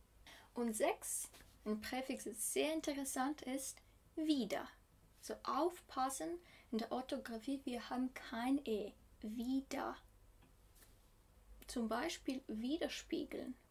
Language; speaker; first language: German; non-native, fluent; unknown